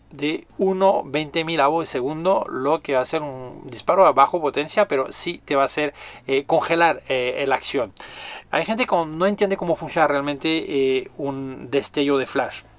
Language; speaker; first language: Spanish; non-native, fluent; French